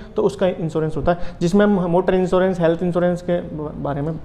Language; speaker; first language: Hindi; native; Hindi